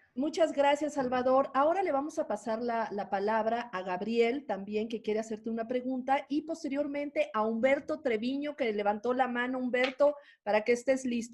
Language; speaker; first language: Spanish; native; Spanish